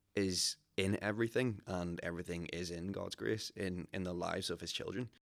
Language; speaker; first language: English; native; English